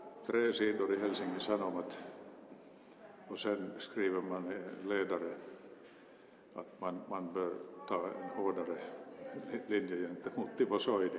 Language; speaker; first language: Swedish; non-native, local second language; Finnish